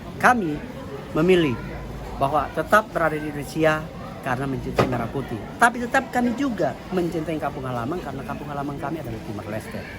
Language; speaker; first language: Indonesian; non-native, local second language; Tetum